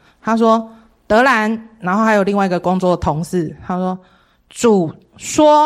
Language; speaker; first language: Chinese; native; Chinese